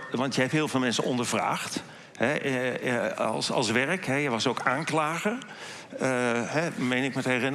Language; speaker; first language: Dutch; native; Dutch